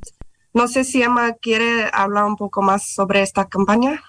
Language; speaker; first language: Spanish; non-native, fluent; English